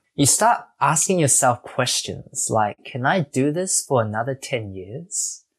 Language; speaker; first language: English; native; English